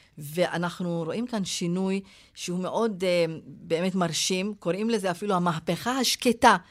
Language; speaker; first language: Hebrew; non-native, local second language; Arabic